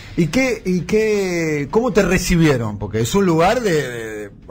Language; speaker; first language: Spanish; native; Spanish